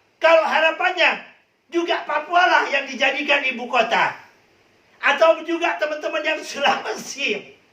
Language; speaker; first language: Indonesian; native; Indonesian